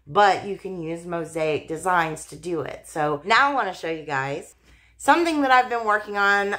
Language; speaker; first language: English; native; English